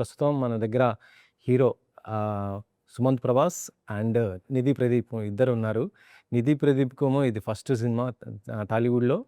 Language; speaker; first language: Telugu; native; Telugu